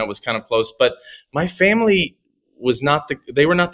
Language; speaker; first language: English; native; English